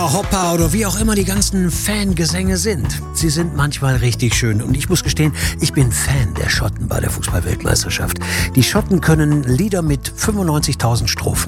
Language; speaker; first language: German; native; German